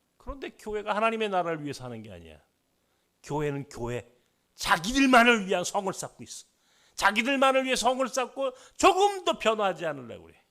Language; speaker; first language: Korean; native; Korean